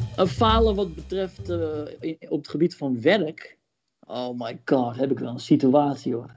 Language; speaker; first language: Dutch; early bilingual, other home language; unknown